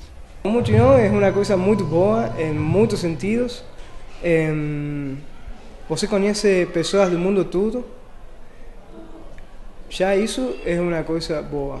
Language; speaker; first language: Portuguese; non-native, fluent; Spanish